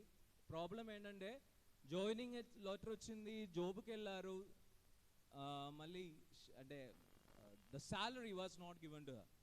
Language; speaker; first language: Telugu; non-native, fluent; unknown